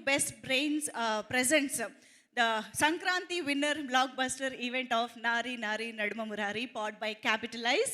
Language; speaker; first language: Telugu; native; Telugu